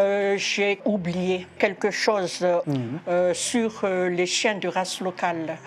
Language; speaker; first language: French; non-native, local second language; Malagasy